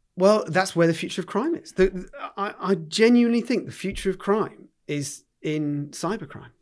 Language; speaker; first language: English; native; English